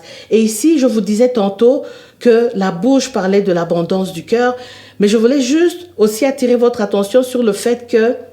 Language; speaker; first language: French; native; French